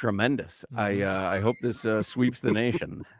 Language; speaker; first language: English; native; English